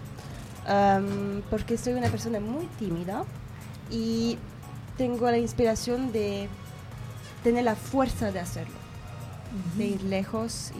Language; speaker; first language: Spanish; non-native, fluent; French